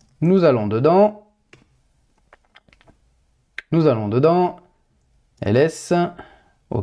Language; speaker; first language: French; native; French